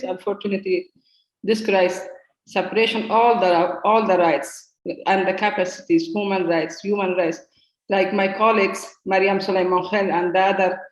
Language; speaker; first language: English; non-native, learner; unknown